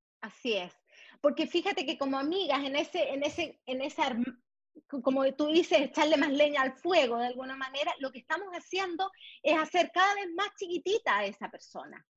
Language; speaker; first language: Spanish; early bilingual, heritage; Spanish